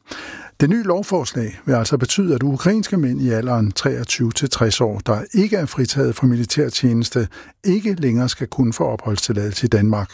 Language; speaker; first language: Danish; native; Danish